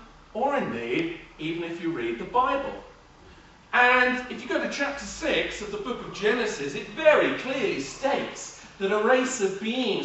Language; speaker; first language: English; native; English